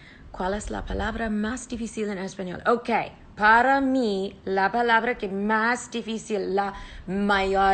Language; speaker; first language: Spanish; non-native, learner; English